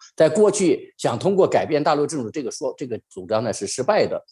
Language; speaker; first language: Chinese; native; Chinese